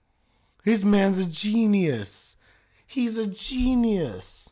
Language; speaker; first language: English; native; English